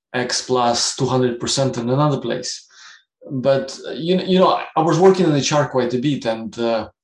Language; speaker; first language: English; non-native, fluent; Russian